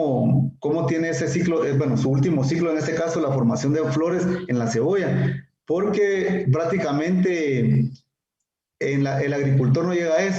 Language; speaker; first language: Spanish; native; Spanish